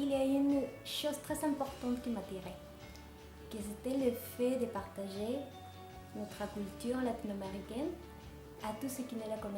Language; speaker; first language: French; non-native, fluent; Spanish